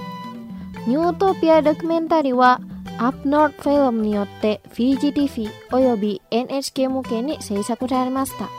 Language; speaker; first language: Japanese; non-native, fluent; Indonesian